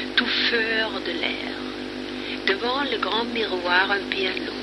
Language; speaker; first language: French; non-native, fluent; German